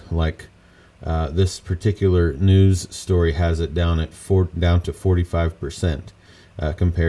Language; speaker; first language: English; native; English